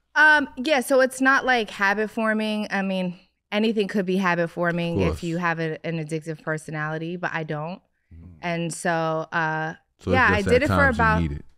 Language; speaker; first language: English; native; English